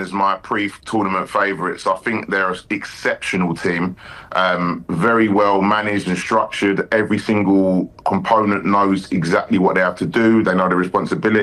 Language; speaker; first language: English; native; English